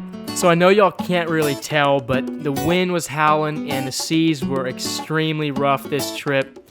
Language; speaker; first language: English; native; English